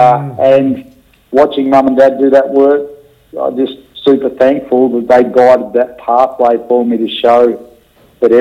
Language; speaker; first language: English; native; English